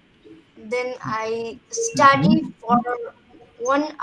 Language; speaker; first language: English; non-native, learner; Bangla